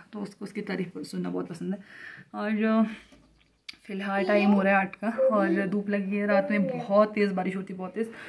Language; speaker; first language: Hindi; non-native, local second language; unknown